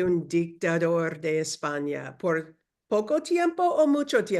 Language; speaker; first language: Spanish; non-native, fluent; English